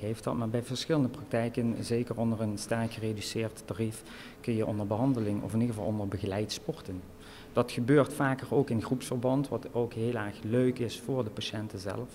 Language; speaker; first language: Dutch; native; Dutch